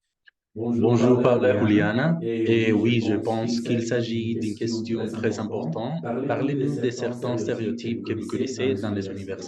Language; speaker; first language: French; non-native, learner; Spanish